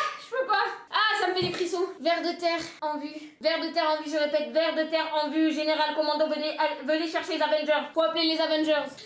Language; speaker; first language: French; native; French